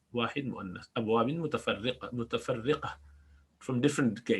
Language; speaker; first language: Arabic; non-native, fluent; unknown